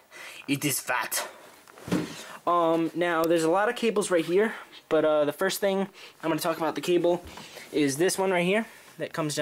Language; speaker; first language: English; native; English